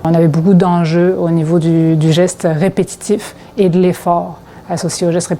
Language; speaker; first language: French; native; French